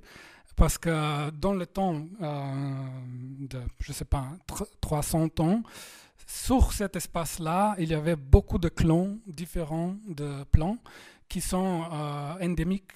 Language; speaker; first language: French; non-native, fluent; Slovenian